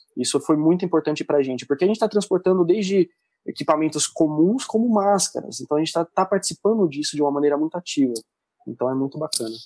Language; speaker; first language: Portuguese; native; Portuguese